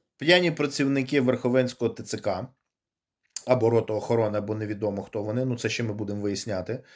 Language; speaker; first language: Ukrainian; native; Ukrainian